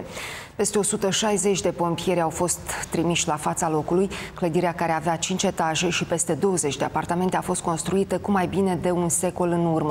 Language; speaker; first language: Romanian; native; Romanian